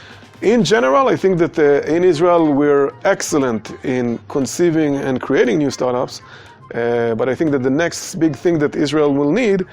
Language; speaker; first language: English; non-native, fluent; Hebrew